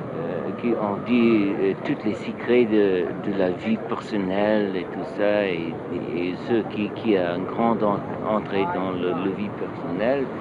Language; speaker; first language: French; non-native, fluent; English